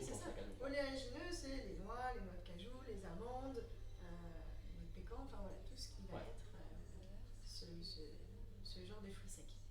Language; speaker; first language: French; native; French